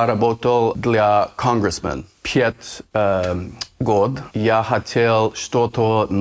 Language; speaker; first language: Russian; non-native, learner; English